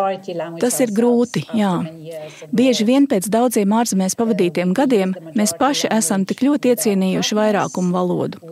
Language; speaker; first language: Latvian; native; Latvian